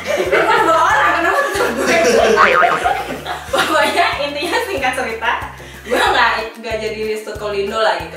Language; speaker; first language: Indonesian; native; Indonesian